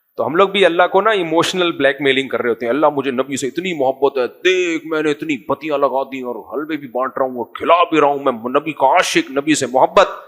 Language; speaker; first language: Urdu; native; Urdu